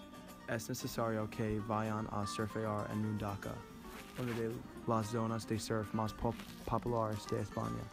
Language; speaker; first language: Spanish; non-native, learner; English